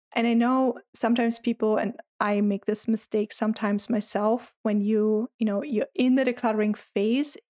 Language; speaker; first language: English; non-native, fluent; German